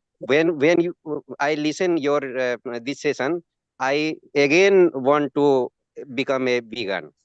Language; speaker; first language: English; non-native, learner; Hindi